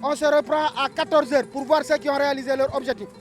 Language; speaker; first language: French; non-native, local second language; Wolof